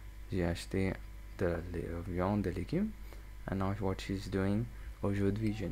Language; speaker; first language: French; non-native, learner; English